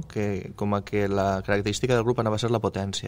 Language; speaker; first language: Catalan; native; Catalan